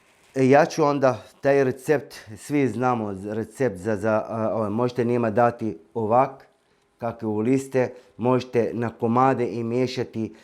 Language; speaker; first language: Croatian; non-native, fluent; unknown